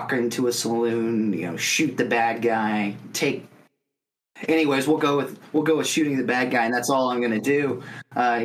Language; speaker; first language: English; native; English